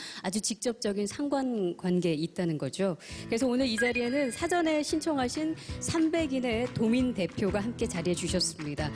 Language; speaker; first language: Korean; native; Korean